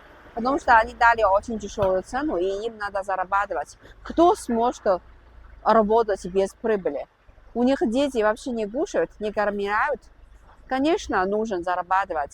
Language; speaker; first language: Russian; non-native, learner; Chinese